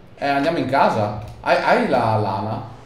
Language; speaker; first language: Italian; native; Italian